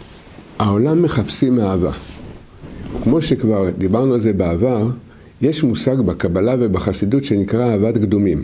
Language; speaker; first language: Hebrew; native; Hebrew